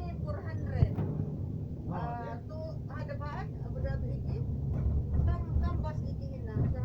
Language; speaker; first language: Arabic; non-native, learner; Filipino